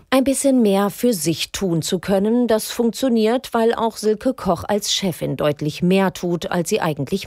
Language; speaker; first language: German; native; German